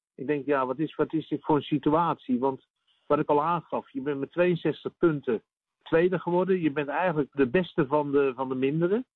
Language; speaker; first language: Dutch; native; Dutch